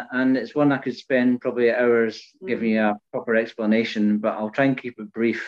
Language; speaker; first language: English; native; English